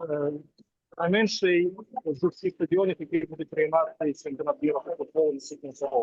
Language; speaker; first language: Ukrainian; non-native, local second language; Russian